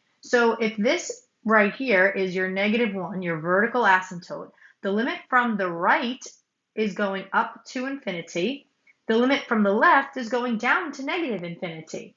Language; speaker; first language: English; native; English